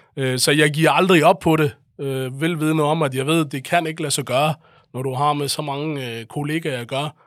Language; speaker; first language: Danish; early bilingual, other home language; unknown